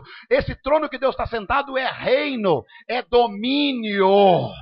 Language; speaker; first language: Portuguese; native; Portuguese